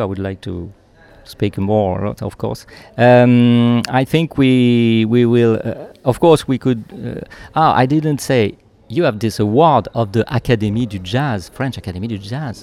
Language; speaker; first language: English; non-native, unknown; French